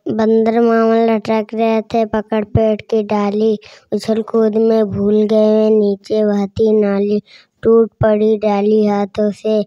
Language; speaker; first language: Hindi; native; Hindi